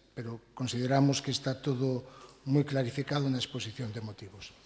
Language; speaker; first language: Spanish; native; Spanish